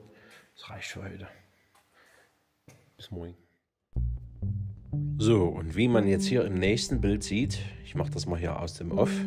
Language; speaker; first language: German; native; German